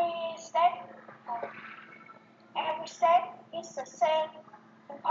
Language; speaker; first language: English; non-native, learner; Vietnamese